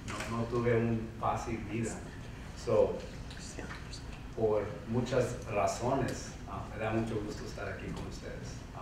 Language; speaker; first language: Spanish; early bilingual, heritage; Spanish